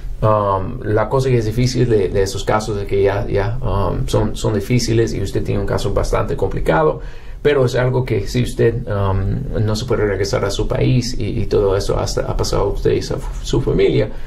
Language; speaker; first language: Spanish; non-native, fluent; English